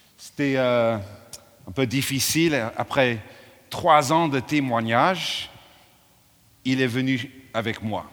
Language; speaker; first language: French; non-native, fluent; English